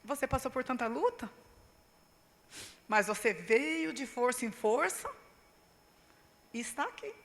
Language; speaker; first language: Portuguese; native; Portuguese